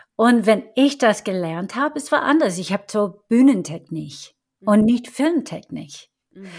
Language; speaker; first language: German; non-native, fluent; English